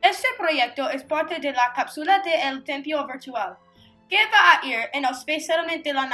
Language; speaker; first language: Spanish; non-native, learner; English